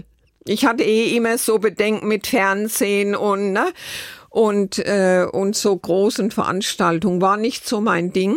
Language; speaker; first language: German; native; German